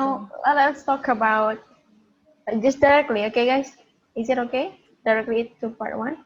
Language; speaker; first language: English; non-native, fluent; Indonesian